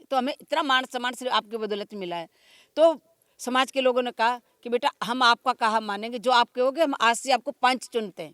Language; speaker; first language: Hindi; non-native, local second language; Rajasthani